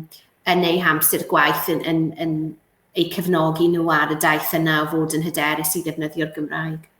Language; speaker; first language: Welsh; native; Welsh